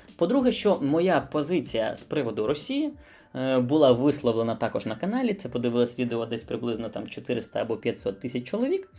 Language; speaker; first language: Ukrainian; non-native, local second language; Russian